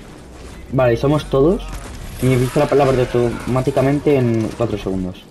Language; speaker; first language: Spanish; native; Spanish